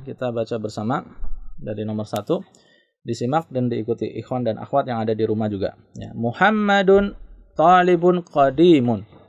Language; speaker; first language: Indonesian; native; Indonesian